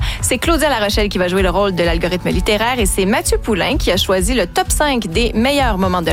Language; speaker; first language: French; native; French